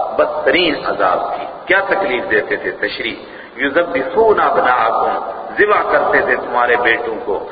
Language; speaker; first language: Urdu; non-native, local second language; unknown